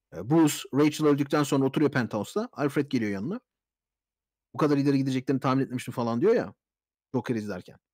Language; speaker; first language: Turkish; early bilingual, heritage; Turkish